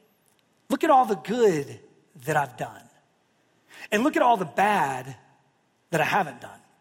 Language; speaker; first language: English; native; English